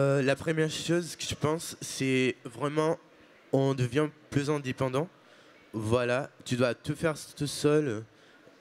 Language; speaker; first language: French; non-native, fluent; Portuguese